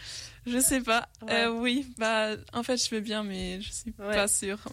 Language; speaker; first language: French; non-native, learner; German